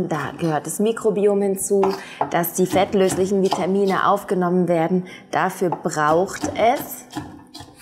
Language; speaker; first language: German; native; German